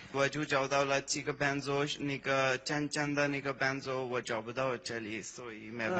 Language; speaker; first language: Chinese; non-native, fluent; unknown